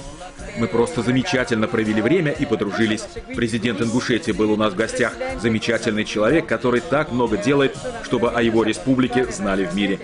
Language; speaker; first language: Russian; native; Russian